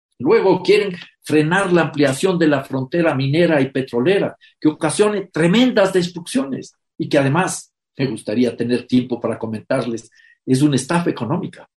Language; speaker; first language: Spanish; native; Spanish